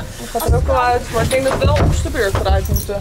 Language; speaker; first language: Dutch; native; Dutch